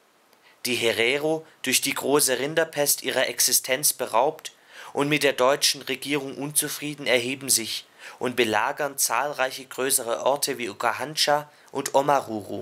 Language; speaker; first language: German; native; German